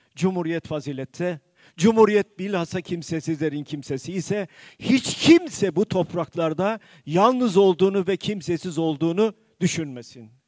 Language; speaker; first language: Turkish; native; Turkish